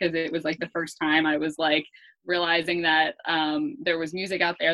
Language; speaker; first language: English; native; English